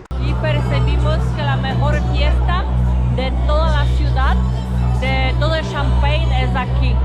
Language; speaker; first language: Spanish; non-native, fluent; Portuguese